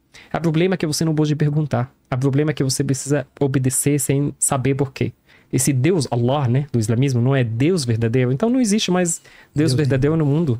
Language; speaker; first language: Portuguese; non-native, learner; Arabic